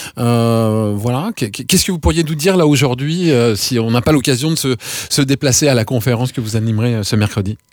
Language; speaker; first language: French; native; French